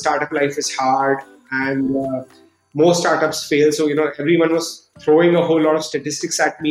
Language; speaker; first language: English; non-native, local second language; Hindi